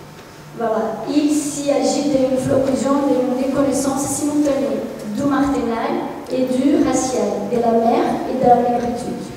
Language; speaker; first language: French; non-native, fluent; Portuguese